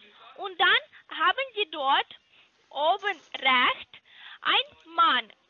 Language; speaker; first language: German; non-native, learner; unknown